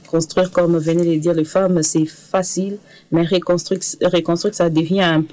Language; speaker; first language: French; non-native, local second language; Arabic